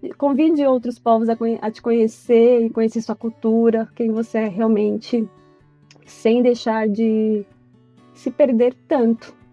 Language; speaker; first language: Portuguese; native; Portuguese